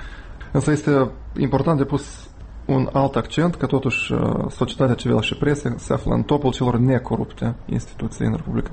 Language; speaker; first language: Romanian; native; Romanian